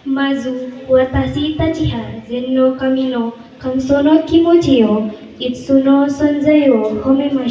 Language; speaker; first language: Japanese; non-native, learner; Indonesian